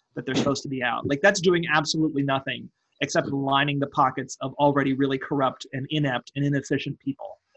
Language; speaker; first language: English; native; English